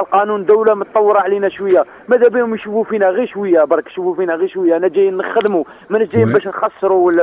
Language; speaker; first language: Arabic; native; Arabic